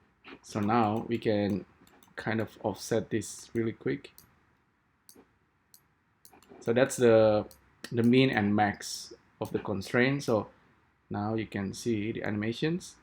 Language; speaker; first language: English; non-native, fluent; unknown